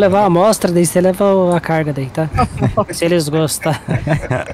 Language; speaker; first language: Portuguese; native; Portuguese